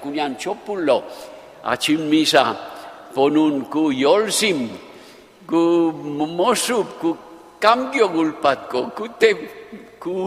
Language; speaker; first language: Korean; non-native, fluent; Japanese